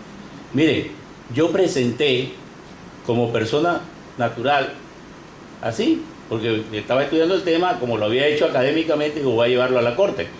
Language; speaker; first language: Spanish; native; Spanish